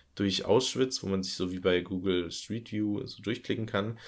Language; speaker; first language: German; native; German